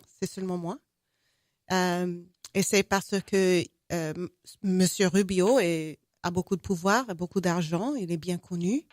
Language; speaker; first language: French; non-native, fluent; English